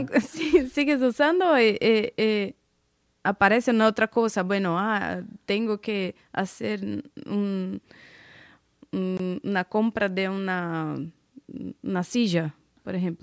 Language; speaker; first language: Spanish; non-native, fluent; Portuguese